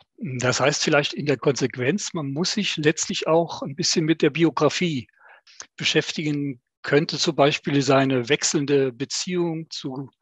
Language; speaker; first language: German; native; German